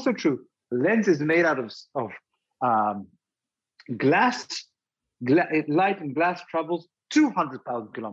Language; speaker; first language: English; native; English